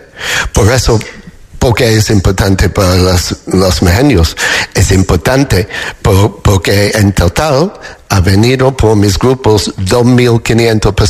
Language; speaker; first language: Spanish; non-native, learner; English